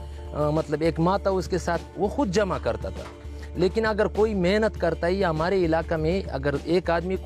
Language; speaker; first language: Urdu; non-native, local second language; Pashto